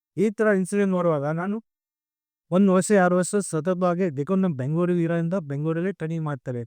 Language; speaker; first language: Kannada; non-native, local second language; Lambadi